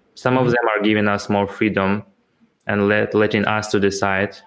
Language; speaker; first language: English; non-native, fluent; Ukrainian